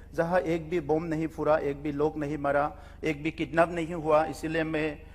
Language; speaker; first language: Hindi; non-native, local second language; Bodo